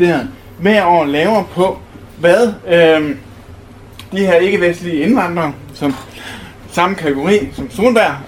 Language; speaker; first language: Danish; native; Danish